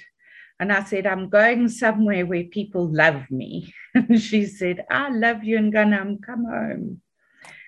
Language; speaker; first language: English; native; English